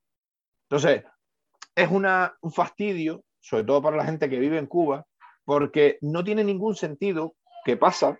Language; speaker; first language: Spanish; native; Spanish